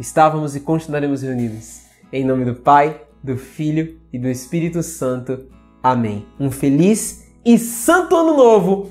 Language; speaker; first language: Portuguese; native; Portuguese